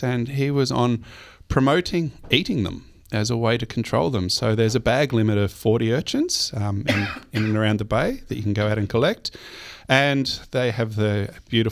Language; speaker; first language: English; native; English